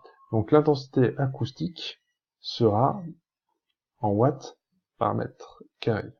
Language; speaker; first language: French; native; French